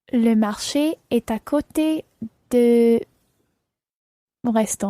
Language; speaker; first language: French; non-native, learner; English